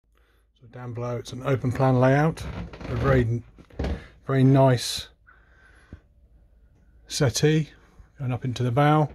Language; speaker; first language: English; native; English